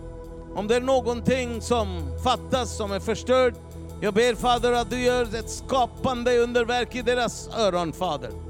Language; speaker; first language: Swedish; non-native, fluent; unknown